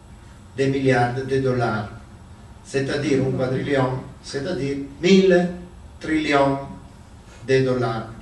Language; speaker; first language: French; non-native, learner; Italian